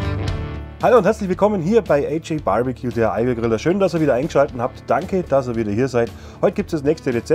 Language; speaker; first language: German; native; German